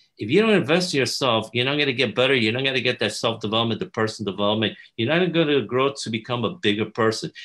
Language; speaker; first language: English; native; English